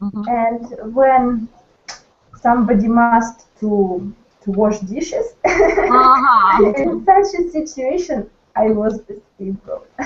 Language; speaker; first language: English; non-native, learner; Russian